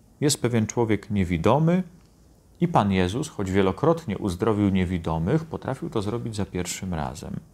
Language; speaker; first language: Polish; native; Polish